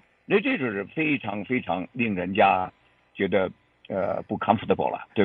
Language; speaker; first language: Chinese; native; Chinese